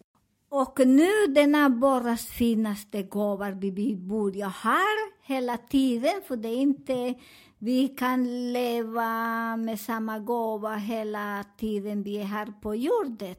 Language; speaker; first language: Swedish; non-native, learner; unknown